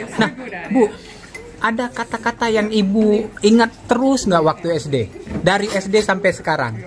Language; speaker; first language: Indonesian; native; Indonesian